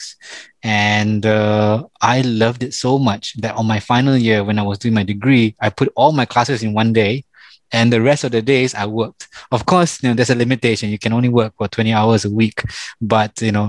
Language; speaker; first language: English; non-native, local second language; Malay